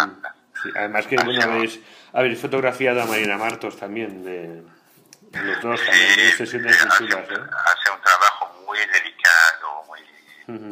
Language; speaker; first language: Spanish; native; Spanish